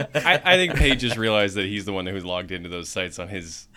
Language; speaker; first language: English; native; English